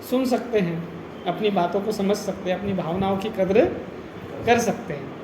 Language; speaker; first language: Hindi; non-native, local second language; Marathi